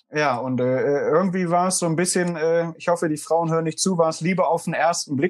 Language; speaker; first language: German; native; German